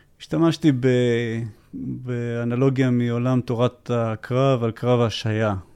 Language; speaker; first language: Hebrew; native; Hebrew